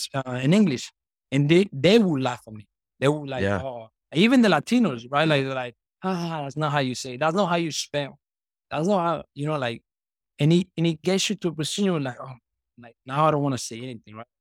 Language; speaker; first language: English; non-native, fluent; Spanish